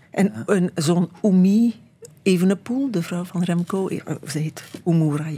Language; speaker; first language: Dutch; native; Dutch